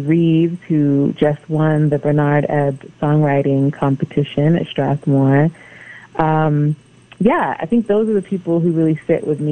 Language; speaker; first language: English; native; English